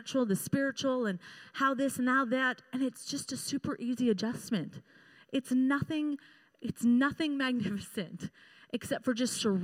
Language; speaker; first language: English; native; English